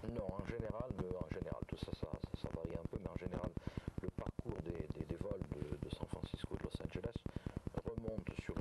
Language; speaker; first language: French; native; French